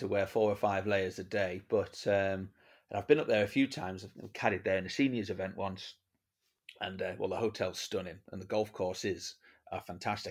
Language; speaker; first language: English; native; English